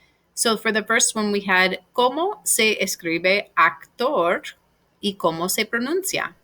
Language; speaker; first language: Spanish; non-native, fluent; English